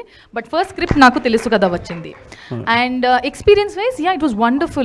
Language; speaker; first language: Telugu; non-native, local second language; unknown